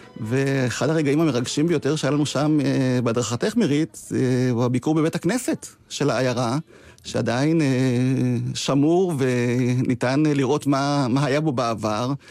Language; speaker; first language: Hebrew; native; Hebrew